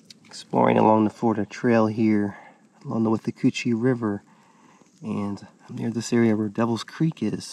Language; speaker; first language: English; native; English